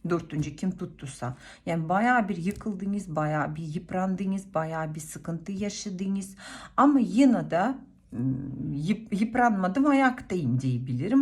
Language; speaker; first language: Turkish; non-native, fluent; Russian